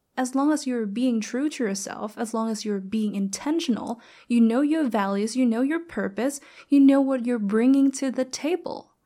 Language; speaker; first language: English; non-native, fluent; Thai